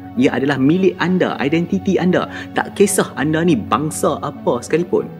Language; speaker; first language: Malay; native; Malay